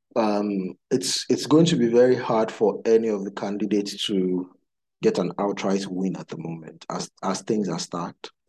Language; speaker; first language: English; non-native, local second language; Yoruba